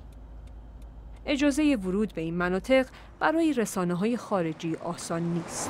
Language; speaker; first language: Persian; native; Persian